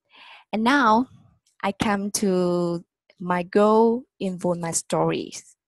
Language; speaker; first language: English; non-native, learner; Vietnamese